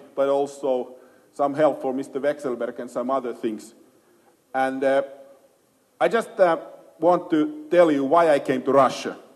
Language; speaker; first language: English; non-native, fluent; Finnish